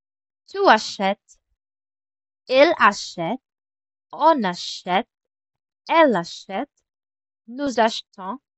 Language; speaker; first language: French; non-native, fluent; Filipino